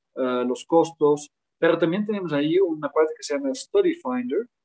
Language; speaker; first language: Spanish; non-native, fluent; Dutch